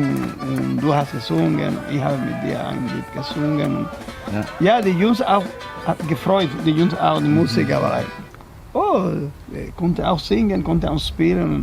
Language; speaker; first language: German; non-native, learner; Spanish